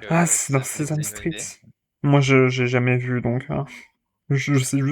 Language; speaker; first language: French; native; French